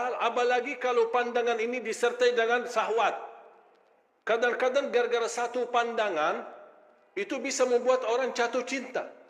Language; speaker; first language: Malay; non-native, fluent; Arabic